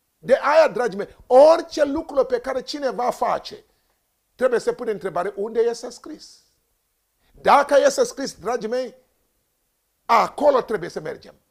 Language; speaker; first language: Romanian; non-native, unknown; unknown